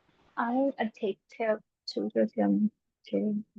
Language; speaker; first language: English; non-native, learner; Indonesian